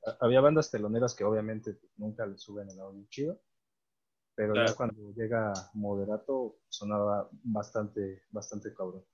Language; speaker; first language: Spanish; native; Spanish